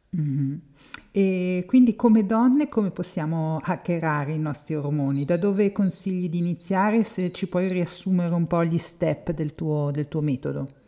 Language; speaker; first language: Italian; native; Italian